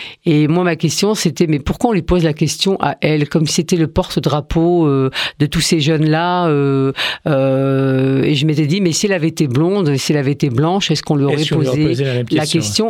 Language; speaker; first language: French; early bilingual, other home language; Arabic